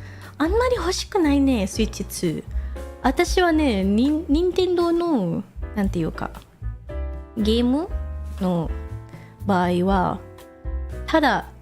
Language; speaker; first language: Japanese; non-native, fluent; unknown